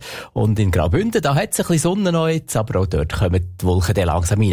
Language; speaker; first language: German; native; German